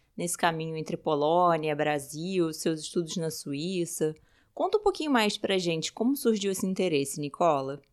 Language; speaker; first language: Portuguese; native; Portuguese